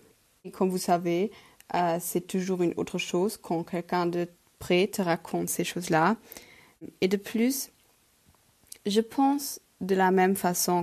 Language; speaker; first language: French; non-native, local second language; Luxembourgish